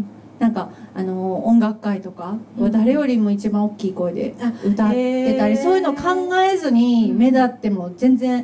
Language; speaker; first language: Japanese; native; Japanese